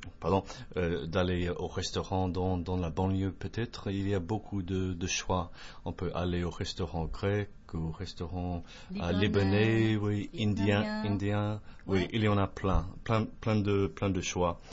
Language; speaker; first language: French; non-native, fluent; English